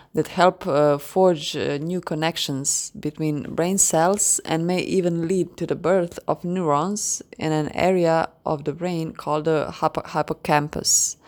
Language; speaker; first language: English; non-native, fluent; Croatian